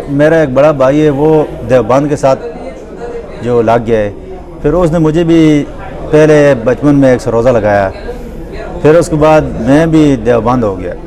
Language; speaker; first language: Urdu; non-native, local second language; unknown